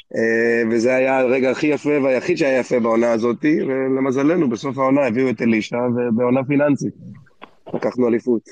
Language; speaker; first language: Hebrew; native; Hebrew